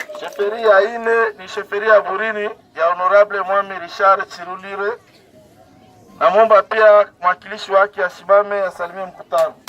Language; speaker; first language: Swahili; non-native, local second language; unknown